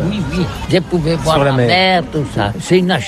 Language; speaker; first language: French; non-native, learner; Catalan